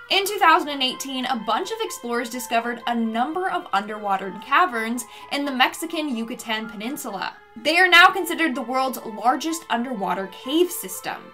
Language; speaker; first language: English; native; English